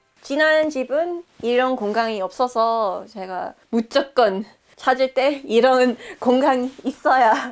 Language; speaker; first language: Korean; non-native, fluent; English